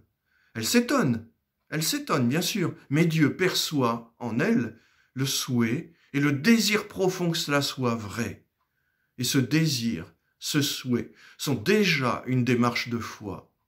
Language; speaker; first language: French; native; French